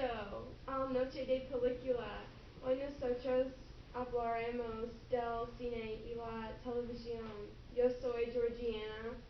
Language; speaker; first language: Spanish; non-native, learner; English